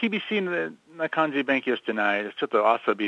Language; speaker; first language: Japanese; non-native, learner; English